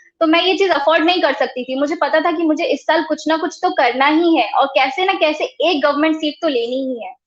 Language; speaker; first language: Hindi; native; Hindi